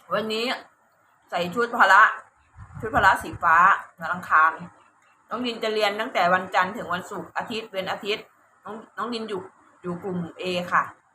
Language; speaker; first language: Thai; native; Thai